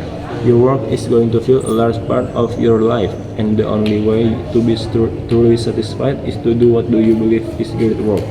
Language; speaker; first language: English; non-native, learner; Indonesian